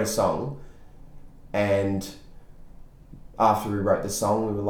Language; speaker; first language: English; native; English